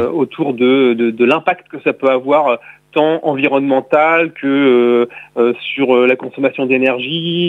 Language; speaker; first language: French; native; French